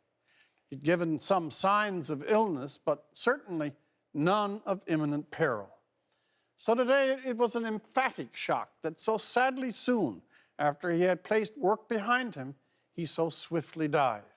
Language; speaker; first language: English; native; English